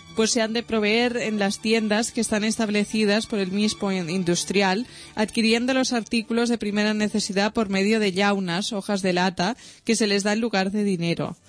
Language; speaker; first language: Spanish; non-native, local second language; Catalan